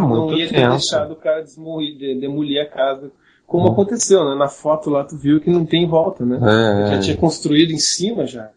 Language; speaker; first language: Portuguese; native; Portuguese